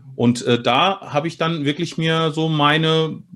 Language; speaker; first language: German; early bilingual, other home language; Spanish